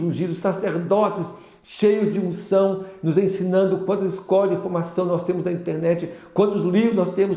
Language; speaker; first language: Portuguese; native; Portuguese